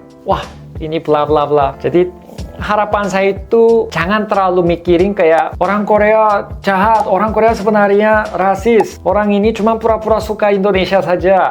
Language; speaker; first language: Indonesian; non-native, fluent; Korean